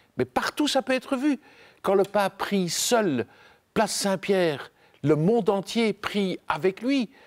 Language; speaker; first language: French; native; French